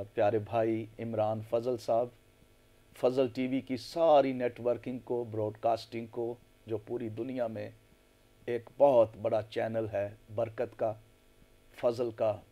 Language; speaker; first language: Urdu; non-native, local second language; Punjabi